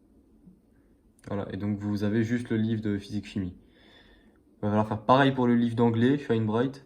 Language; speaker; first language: French; native; French